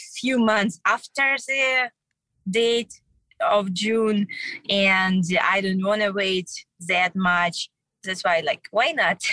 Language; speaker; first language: English; non-native, learner; Russian